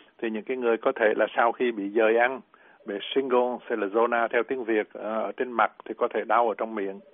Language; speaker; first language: Vietnamese; native; Vietnamese